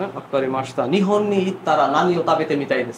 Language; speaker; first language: Japanese; non-native, fluent; Bangla